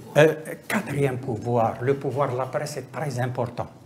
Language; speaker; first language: French; non-native, local second language; Arabic